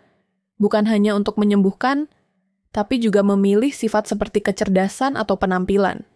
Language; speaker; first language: Indonesian; native; Indonesian